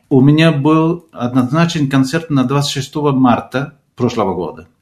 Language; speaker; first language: Russian; non-native, fluent; Spanish